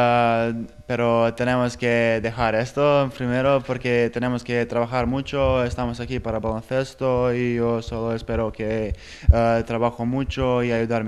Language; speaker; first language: Spanish; non-native, fluent; Bosnian